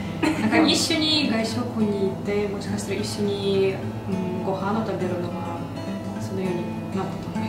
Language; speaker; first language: Japanese; non-native, learner; Russian